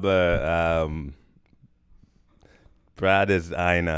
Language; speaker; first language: German; non-native, learner; English